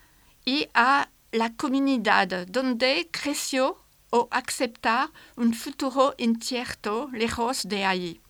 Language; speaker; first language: Spanish; non-native, fluent; French